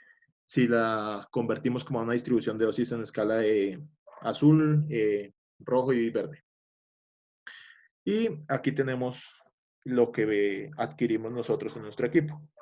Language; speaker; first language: Spanish; native; Spanish